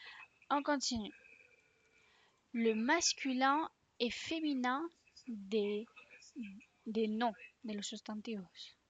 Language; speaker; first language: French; non-native, fluent; Spanish